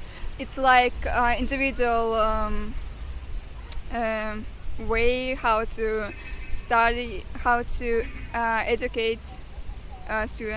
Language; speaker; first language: English; non-native, fluent; Armenian